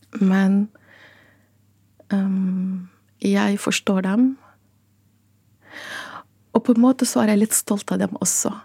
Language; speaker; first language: Norwegian; non-native, fluent; Arabic